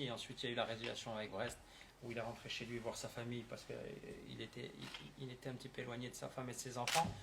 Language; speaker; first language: French; native; French